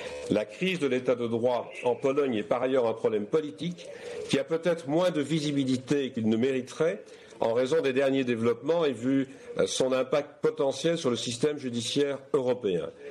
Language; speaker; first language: French; native; French